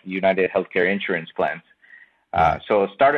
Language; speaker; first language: English; non-native, local second language; Bangla